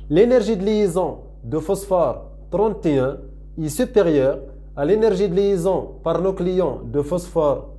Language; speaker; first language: French; non-native, local second language; Arabic